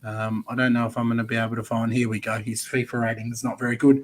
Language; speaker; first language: English; native; English